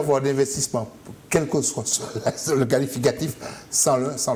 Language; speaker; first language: French; native; French